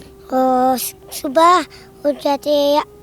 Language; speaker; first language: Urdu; non-native, local second language; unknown